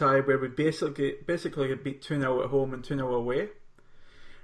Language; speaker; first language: English; native; English